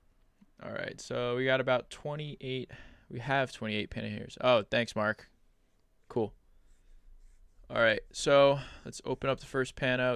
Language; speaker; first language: English; native; English